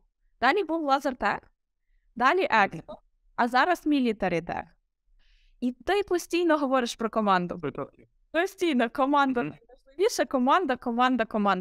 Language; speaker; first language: Ukrainian; native; Ukrainian